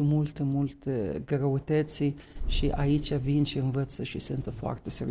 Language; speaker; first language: Romanian; non-native, fluent; Arabic